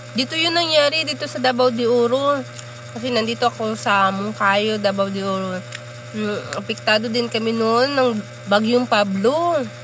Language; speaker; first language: Filipino; non-native, local second language; Cebuano